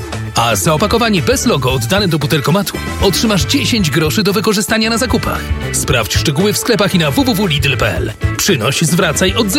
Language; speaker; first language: Polish; native; Polish